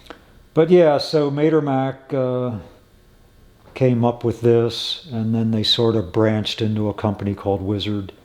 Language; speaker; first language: English; native; English